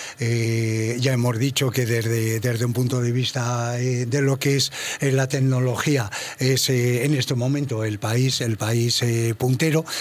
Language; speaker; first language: Spanish; native; Spanish